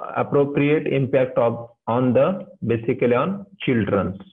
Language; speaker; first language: English; non-native, local second language; Marathi